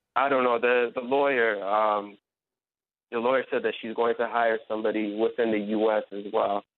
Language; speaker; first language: English; native; English